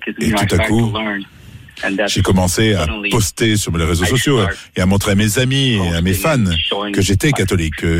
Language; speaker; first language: French; non-native, fluent; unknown